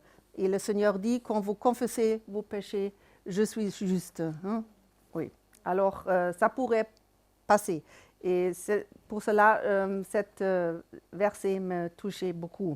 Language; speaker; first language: French; non-native, fluent; German